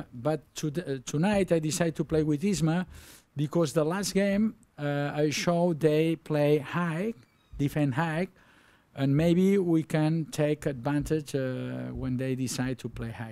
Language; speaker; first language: English; non-native, learner; Spanish